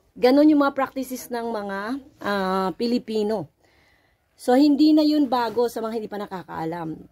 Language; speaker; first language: Filipino; non-native, local second language; Cebuano